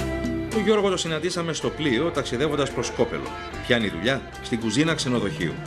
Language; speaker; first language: Greek; native; Greek